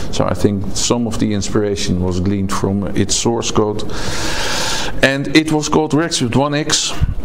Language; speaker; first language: English; non-native, fluent; Dutch